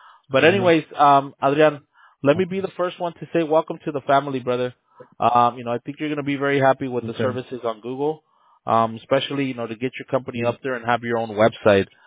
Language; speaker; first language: English; early bilingual, other home language; Spanish